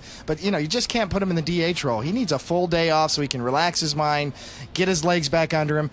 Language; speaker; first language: English; native; English